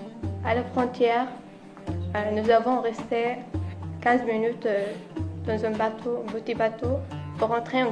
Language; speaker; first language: French; non-native, learner; Arabic